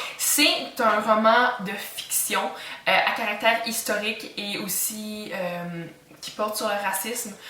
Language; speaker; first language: French; native; French